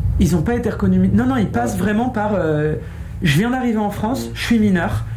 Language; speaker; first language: French; native; French